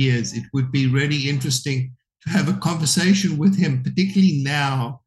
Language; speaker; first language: English; native; English